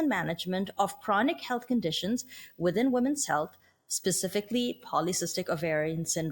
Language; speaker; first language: English; native; English